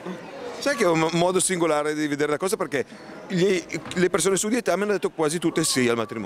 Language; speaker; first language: Italian; native; Italian